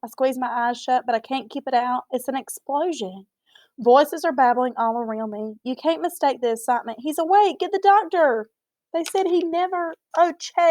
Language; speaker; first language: English; native; English